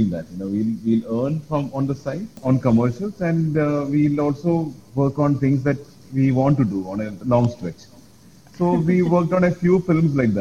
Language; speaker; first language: English; non-native, local second language; Malayalam